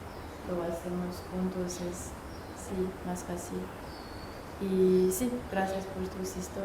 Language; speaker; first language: Spanish; non-native, learner; French